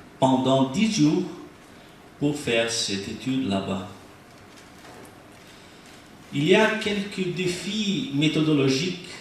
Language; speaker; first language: French; non-native, learner; Portuguese